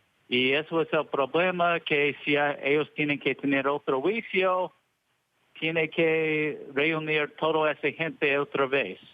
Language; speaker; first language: Spanish; non-native, fluent; English